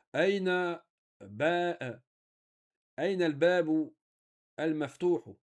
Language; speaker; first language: Arabic; non-native, fluent; French